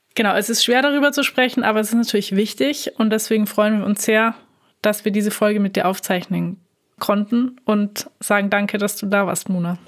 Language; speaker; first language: German; native; German